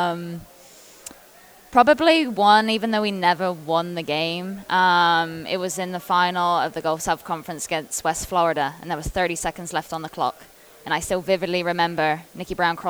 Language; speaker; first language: English; native; English